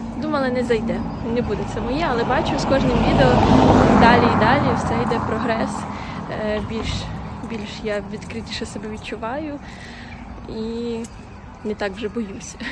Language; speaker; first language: Ukrainian; non-native, local second language; Russian